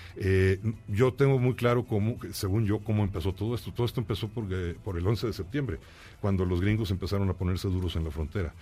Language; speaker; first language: Spanish; native; Spanish